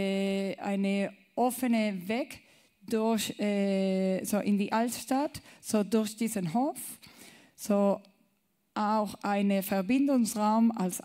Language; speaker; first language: German; non-native, learner; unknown